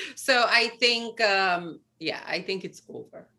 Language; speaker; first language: English; non-native, fluent; Albanian